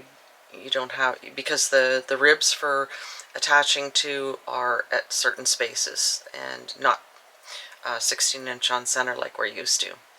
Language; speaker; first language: English; native; English